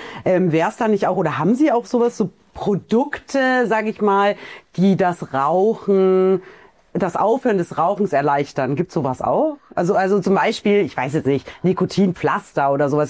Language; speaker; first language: German; native; German